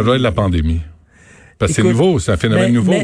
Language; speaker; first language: French; native; French